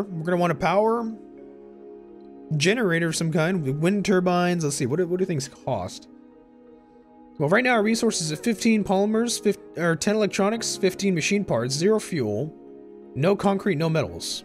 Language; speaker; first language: English; native; English